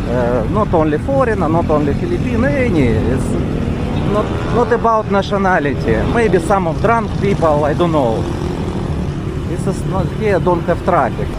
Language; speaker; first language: English; non-native, learner; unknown